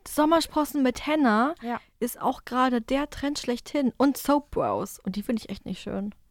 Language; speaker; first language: German; native; German